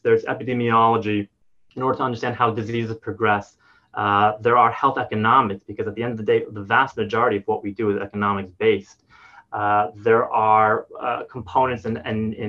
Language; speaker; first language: English; native; English